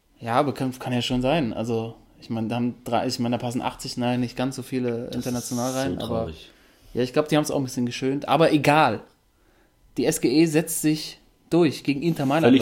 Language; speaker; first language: German; native; German